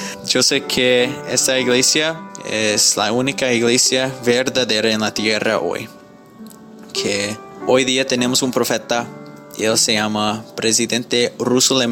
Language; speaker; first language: Spanish; non-native, fluent; English